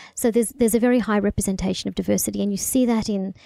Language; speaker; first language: English; early bilingual, other home language; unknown